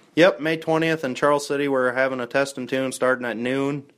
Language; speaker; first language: English; native; English